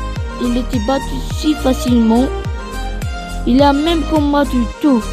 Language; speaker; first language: French; non-native, learner; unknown